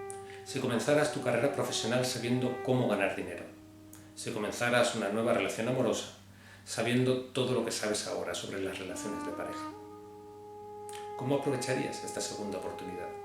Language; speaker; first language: Spanish; native; Spanish